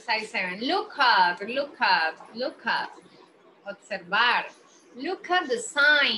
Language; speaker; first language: English; non-native, fluent; Spanish